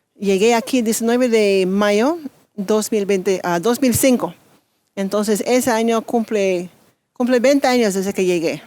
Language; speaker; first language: Spanish; non-native, fluent; English